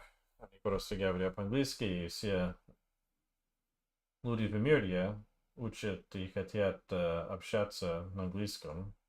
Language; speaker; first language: Russian; non-native, learner; English